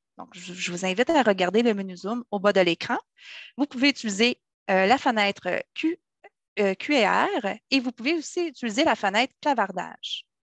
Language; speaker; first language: French; native; French